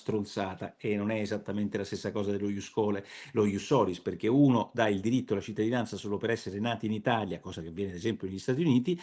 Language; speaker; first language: Italian; native; Italian